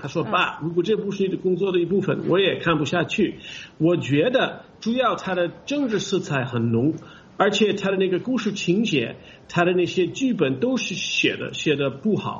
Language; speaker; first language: Chinese; non-native, fluent; English